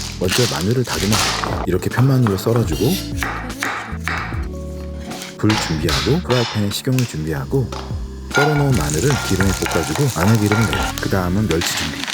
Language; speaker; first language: Korean; native; Korean